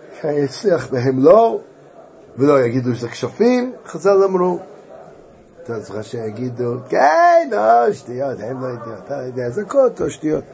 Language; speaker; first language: Hebrew; native; Hebrew